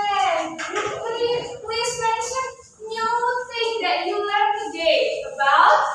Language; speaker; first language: English; non-native, learner; Indonesian